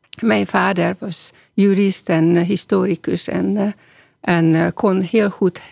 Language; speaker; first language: Dutch; non-native, fluent; Hungarian